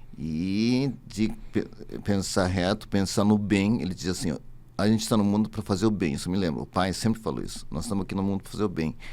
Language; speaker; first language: Portuguese; early bilingual, other home language; Japanese